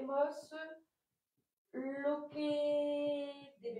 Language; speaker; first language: Spanish; non-native, learner; French